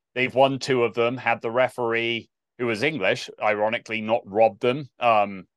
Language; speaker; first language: English; native; English